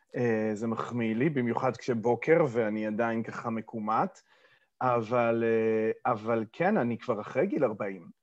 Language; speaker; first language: Hebrew; early bilingual, other home language; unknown